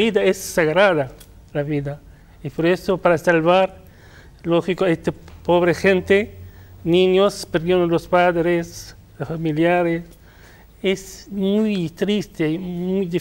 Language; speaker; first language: Spanish; non-native, fluent; Arabic